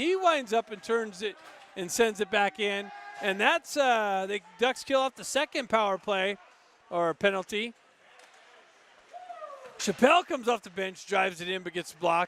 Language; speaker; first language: English; native; English